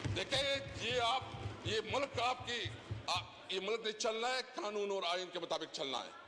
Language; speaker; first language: Urdu; non-native, local second language; Pashto